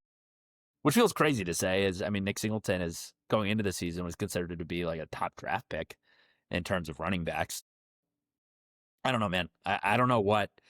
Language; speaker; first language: English; native; English